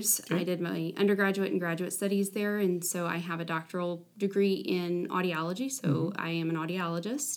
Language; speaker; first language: English; native; English